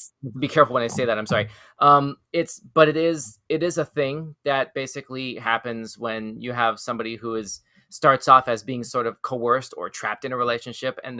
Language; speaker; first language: English; native; English